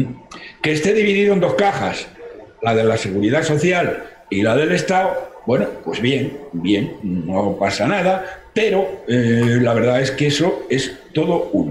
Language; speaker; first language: Spanish; native; Spanish